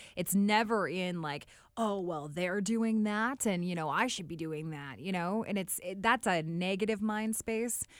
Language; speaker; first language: English; native; English